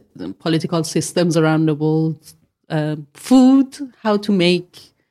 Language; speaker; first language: English; non-native, fluent; Persian